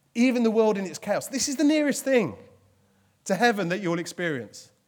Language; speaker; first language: English; native; English